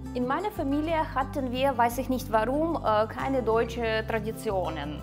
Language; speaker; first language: German; non-native, fluent; Russian